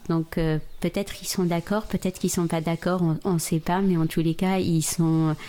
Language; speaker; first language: French; non-native, local second language; Arabic